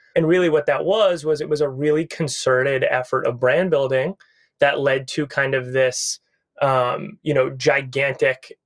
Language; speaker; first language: English; native; English